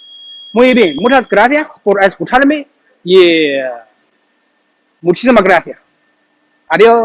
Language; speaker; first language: Spanish; non-native, learner; Chinese